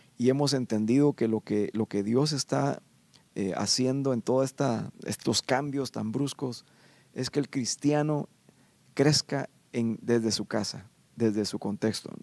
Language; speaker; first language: Spanish; native; Spanish